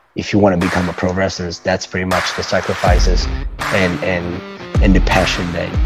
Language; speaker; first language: English; non-native, fluent; Italian